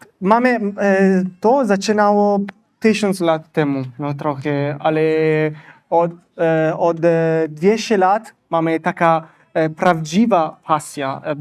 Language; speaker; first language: Polish; non-native, learner; Italian